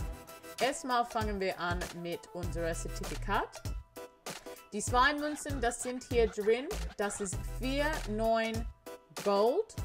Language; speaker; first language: German; non-native, learner; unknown